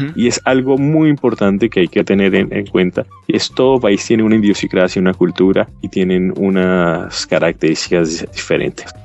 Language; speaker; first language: Spanish; native; Spanish